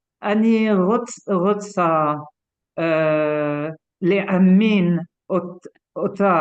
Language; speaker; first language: Hebrew; non-native, learner; French